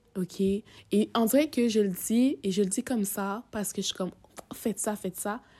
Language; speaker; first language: French; early bilingual, other home language; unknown